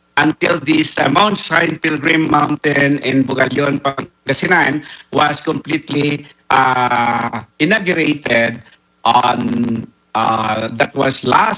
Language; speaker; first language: English; non-native, local second language; Filipino